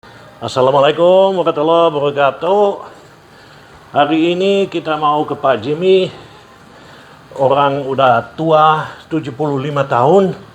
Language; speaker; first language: Indonesian; non-native, fluent; Dutch